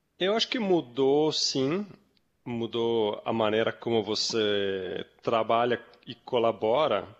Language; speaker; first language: Portuguese; non-native, fluent; German